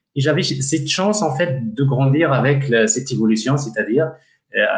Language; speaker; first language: French; non-native, local second language; Tachelhit